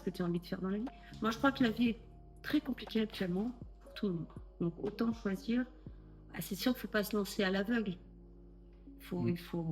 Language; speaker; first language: French; native; French